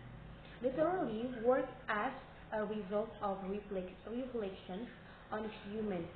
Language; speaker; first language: English; non-native, learner; Indonesian